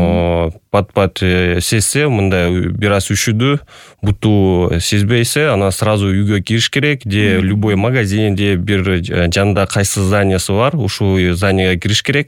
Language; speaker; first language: Kyrgyz; non-native, local second language; Russian